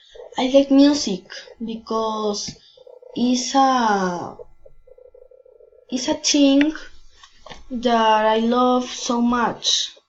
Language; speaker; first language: English; non-native, learner; Spanish